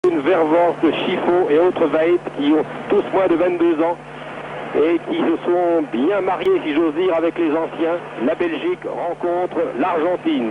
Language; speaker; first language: French; native; French